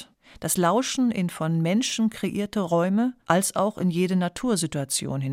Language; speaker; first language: German; native; German